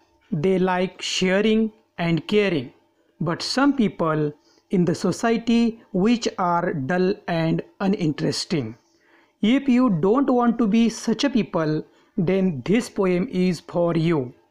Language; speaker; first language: English; non-native, local second language; Marathi